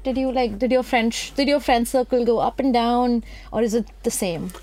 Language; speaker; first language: English; non-native, local second language; Hindi